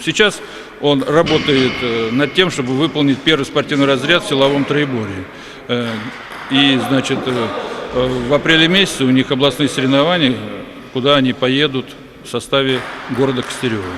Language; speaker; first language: Russian; native; Russian